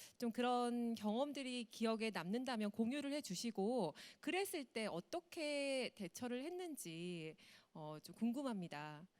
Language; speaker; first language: Korean; native; Korean